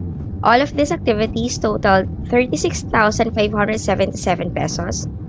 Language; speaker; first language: English; non-native, local second language; Filipino